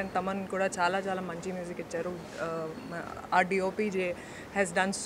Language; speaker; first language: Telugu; non-native, local second language; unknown